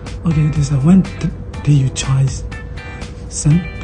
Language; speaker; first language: English; non-native, learner; Burmese